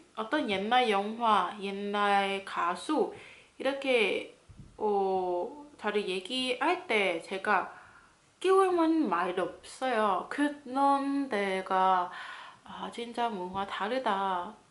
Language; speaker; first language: Korean; non-native, fluent; Cantonese